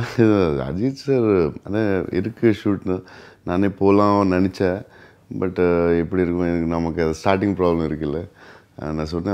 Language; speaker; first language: Tamil; non-native, learner; Telugu